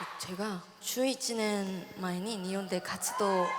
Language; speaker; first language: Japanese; non-native, learner; Korean